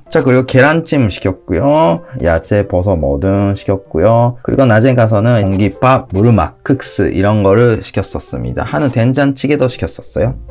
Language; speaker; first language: Korean; non-native, fluent; Japanese